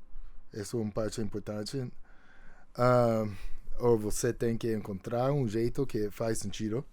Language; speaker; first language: Portuguese; non-native, fluent; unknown